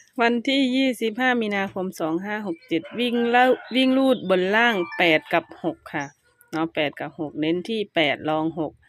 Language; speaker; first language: Thai; native; Thai